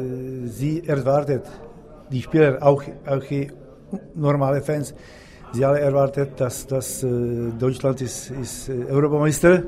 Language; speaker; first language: German; non-native, learner; Czech